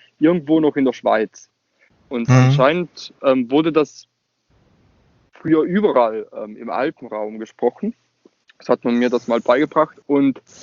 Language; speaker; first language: German; non-native, local second language; Ladin